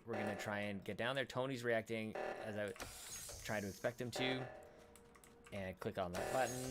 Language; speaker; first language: English; native; English